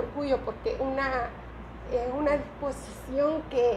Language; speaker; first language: Spanish; native; Spanish